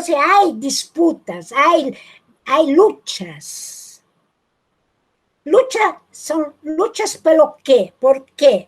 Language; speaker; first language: Spanish; non-native, fluent; Portuguese